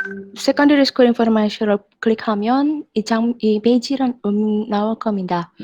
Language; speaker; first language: Korean; non-native, fluent; Indonesian